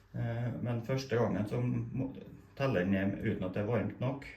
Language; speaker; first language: Norwegian; non-native, learner; Thai